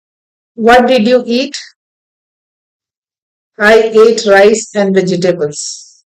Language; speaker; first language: English; non-native, local second language; Hindi